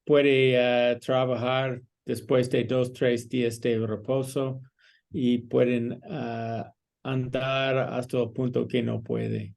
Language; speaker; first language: Spanish; non-native, learner; English